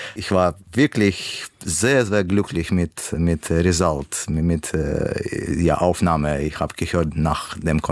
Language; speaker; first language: German; non-native, learner; Russian